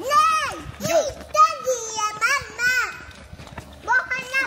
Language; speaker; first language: Swedish; early bilingual, heritage; Swedish